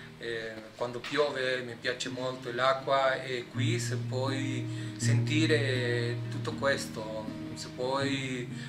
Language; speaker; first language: Italian; non-native, learner; Spanish